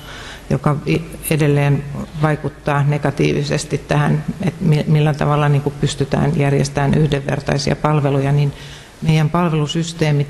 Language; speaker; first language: Finnish; native; Finnish